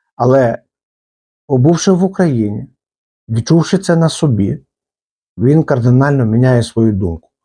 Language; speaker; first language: Ukrainian; native; Ukrainian